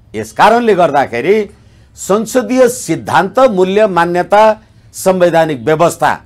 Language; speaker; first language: Nepali; native; Nepali